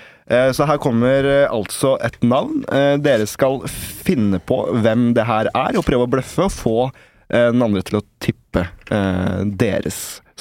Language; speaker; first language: Norwegian; native; Norwegian